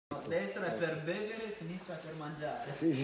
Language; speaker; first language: Italian; non-native, learner; Romanian